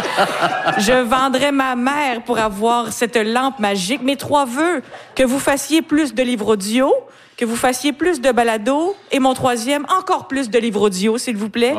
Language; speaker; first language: French; native; French